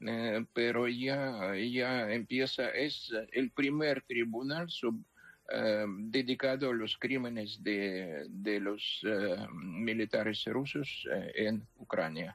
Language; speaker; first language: Spanish; non-native, fluent; Ukrainian